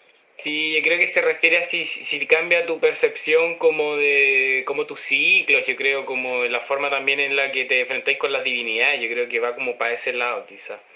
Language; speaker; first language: Spanish; native; Spanish